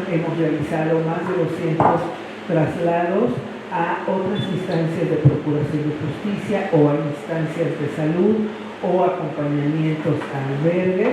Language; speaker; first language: Spanish; native; Spanish